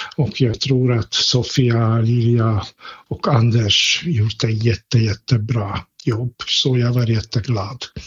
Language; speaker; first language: Swedish; non-native, fluent; Hungarian